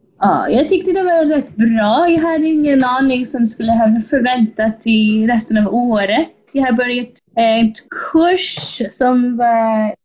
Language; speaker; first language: Swedish; non-native, fluent; English